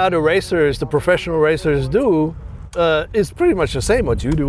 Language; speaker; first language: English; non-native, fluent; German